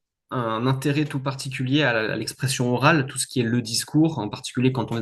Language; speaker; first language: French; native; French